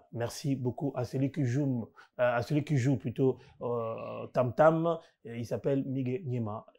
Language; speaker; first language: French; non-native, local second language; Lingala